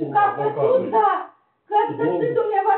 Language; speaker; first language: Romanian; non-native, local second language; Russian